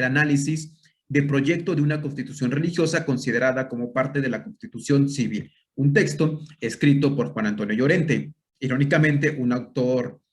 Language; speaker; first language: Spanish; native; Spanish